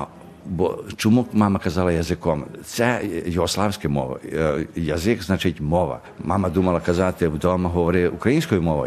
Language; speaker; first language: Ukrainian; early bilingual, heritage; Ukrainian